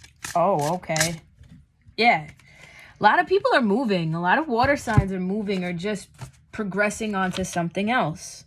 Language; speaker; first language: English; native; English